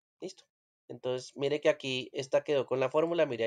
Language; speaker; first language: Spanish; native; Spanish